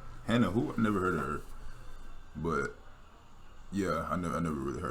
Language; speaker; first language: English; native; English